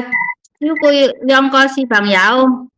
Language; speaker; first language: Cantonese; non-native, learner; Indonesian